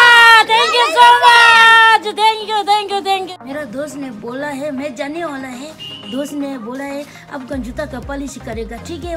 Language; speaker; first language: Hindi; non-native, local second language; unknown